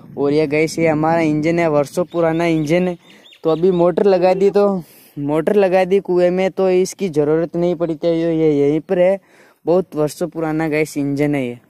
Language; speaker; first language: Hindi; native; Hindi